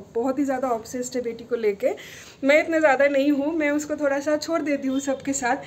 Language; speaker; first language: Hindi; non-native, local second language; Bangla